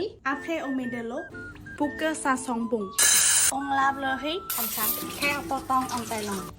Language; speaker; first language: French; non-native, learner; Thai